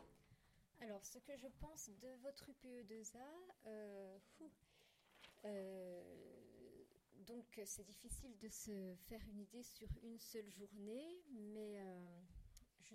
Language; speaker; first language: French; native; French